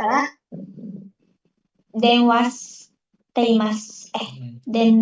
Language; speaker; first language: Japanese; non-native, learner; Indonesian